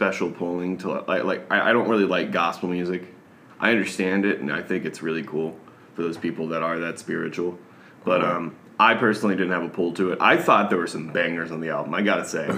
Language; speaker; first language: English; native; English